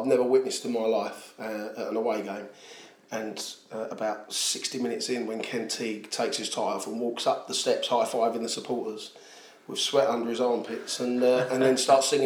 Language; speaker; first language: English; native; English